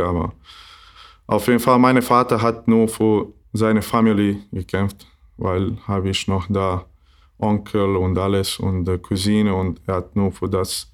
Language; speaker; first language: German; non-native, learner; Bosnian